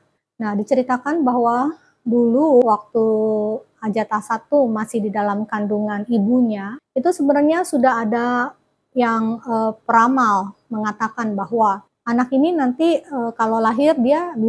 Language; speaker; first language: Indonesian; native; Indonesian